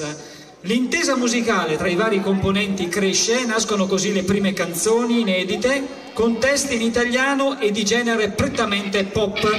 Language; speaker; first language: Italian; native; Italian